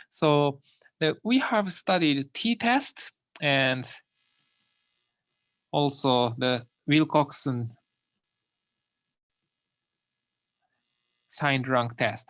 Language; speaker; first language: English; non-native, fluent; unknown